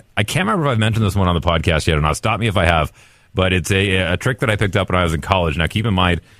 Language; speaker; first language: English; native; English